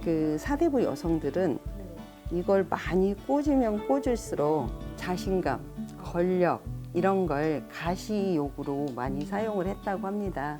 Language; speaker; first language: Korean; native; Korean